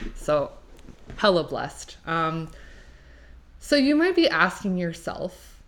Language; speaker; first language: English; non-native, fluent; French